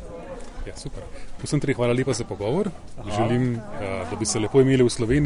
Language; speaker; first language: Slovenian; native; Slovenian